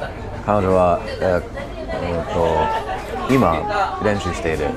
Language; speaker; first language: Japanese; non-native, learner; English